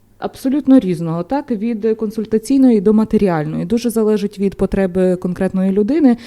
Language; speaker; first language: Ukrainian; native; Ukrainian